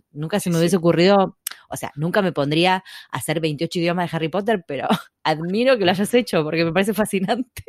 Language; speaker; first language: Spanish; native; Spanish